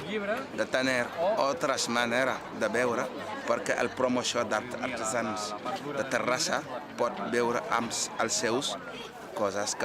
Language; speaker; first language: Catalan; non-native, learner; Spanish